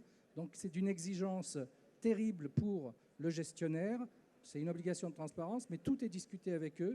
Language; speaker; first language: French; native; French